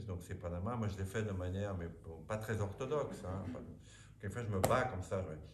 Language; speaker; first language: French; native; French